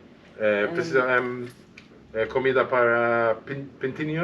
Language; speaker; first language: Portuguese; non-native, learner; English